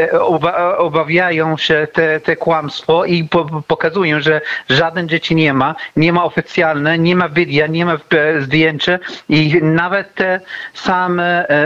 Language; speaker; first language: Polish; non-native, learner; Arabic